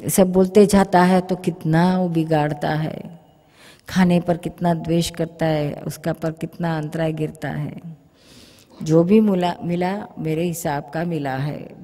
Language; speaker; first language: Hindi; non-native, local second language; Gujarati